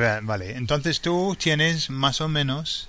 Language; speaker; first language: Spanish; non-native, fluent; English